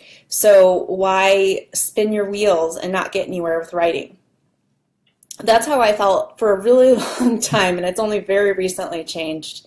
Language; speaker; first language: English; native; English